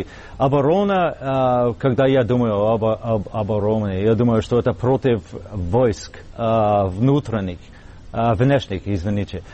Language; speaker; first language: Russian; non-native, learner; English